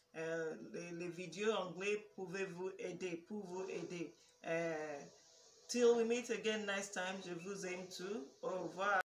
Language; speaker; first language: French; non-native, learner; English